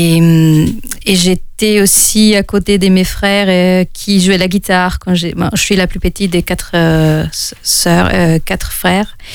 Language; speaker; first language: French; non-native, fluent; Spanish